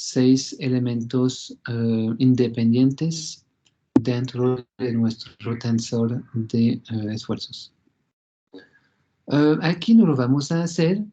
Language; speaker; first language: Spanish; non-native, fluent; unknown